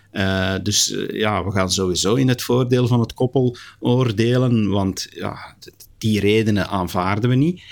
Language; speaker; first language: Dutch; native; Dutch